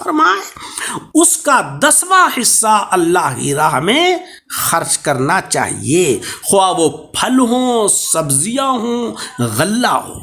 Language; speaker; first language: Urdu; native; Urdu